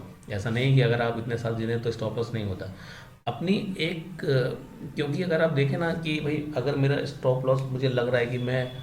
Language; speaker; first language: Hindi; native; Hindi